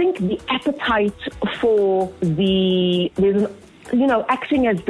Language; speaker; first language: English; native; English